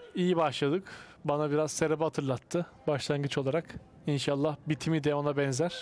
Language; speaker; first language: Turkish; native; Turkish